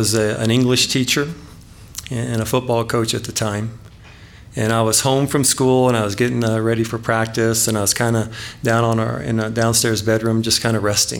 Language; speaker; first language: English; native; English